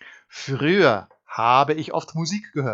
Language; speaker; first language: German; non-native, fluent; English